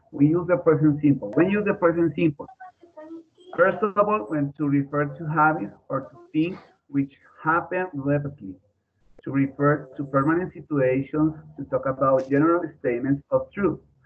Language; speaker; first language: English; non-native, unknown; Spanish